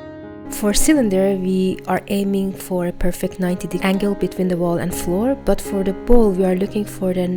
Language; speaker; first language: English; non-native, fluent; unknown